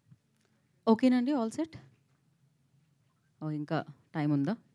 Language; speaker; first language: Telugu; native; Telugu